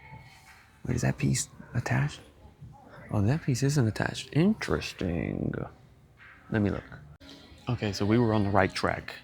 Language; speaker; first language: English; native; English